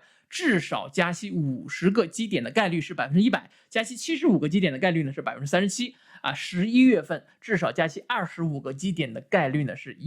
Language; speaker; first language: Chinese; native; Chinese